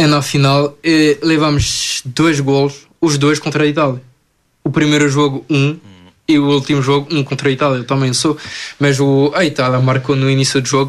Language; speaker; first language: Portuguese; non-native, fluent; French